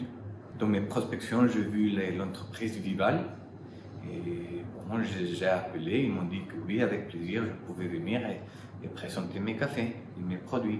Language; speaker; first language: French; non-native, fluent; Spanish